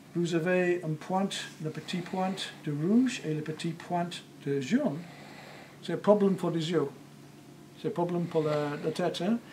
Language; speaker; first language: French; non-native, learner; English